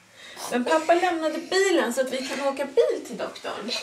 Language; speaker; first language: Swedish; native; Swedish